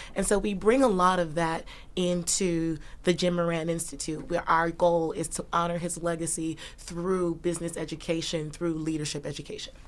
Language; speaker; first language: English; native; English